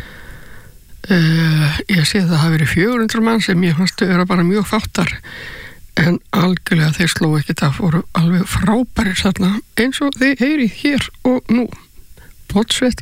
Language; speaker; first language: Icelandic; native; Icelandic